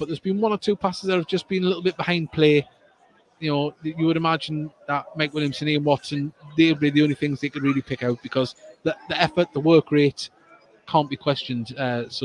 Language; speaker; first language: English; native; English